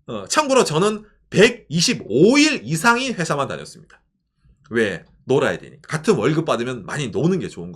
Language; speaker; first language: Korean; native; Korean